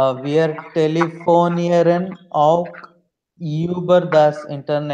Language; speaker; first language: German; non-native, learner; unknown